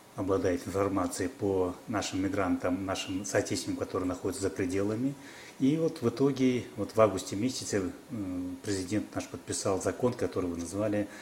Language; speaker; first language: Russian; non-native, local second language; Kyrgyz